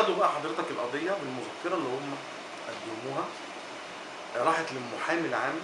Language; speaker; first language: Arabic; native; Arabic